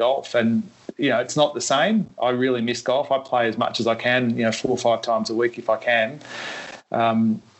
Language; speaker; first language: English; native; English